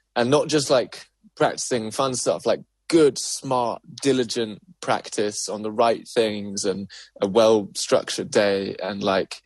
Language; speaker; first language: English; native; English